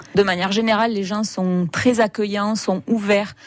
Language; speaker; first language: French; native; French